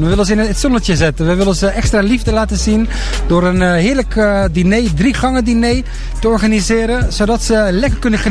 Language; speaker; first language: Dutch; native; Dutch